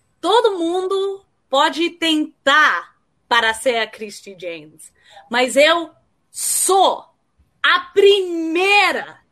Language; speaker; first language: Portuguese; early bilingual, heritage; Portuguese